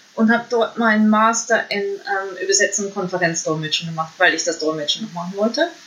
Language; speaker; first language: German; native; German